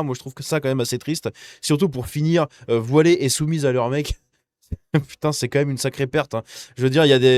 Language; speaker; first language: French; native; French